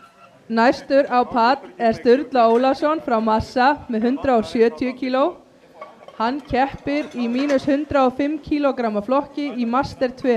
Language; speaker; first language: Icelandic; native; Icelandic